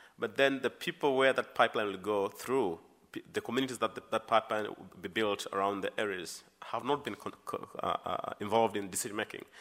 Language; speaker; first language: English; non-native, local second language; Swahili